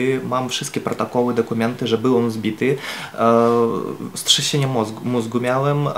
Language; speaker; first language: Polish; non-native, fluent; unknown